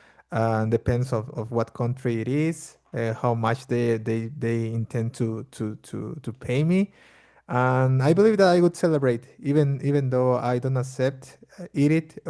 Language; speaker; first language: English; non-native, fluent; Portuguese